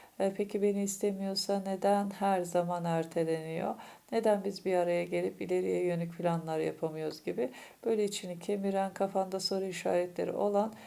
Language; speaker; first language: Turkish; native; Turkish